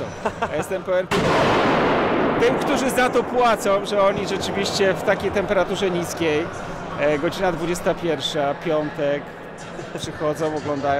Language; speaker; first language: Polish; native; Polish